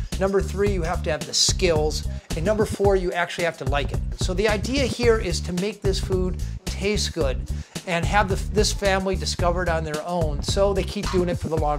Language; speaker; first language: English; native; English